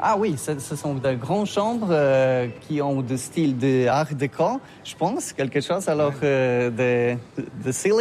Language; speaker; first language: French; non-native, learner; Polish